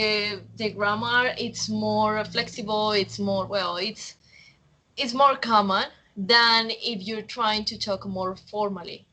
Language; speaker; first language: English; non-native, learner; Spanish